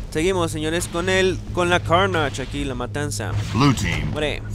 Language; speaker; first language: Spanish; native; Spanish